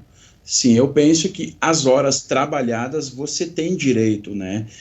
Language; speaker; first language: Portuguese; native; Portuguese